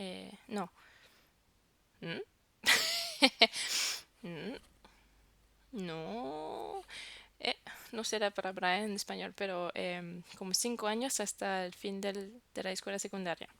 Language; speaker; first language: Spanish; non-native, fluent; French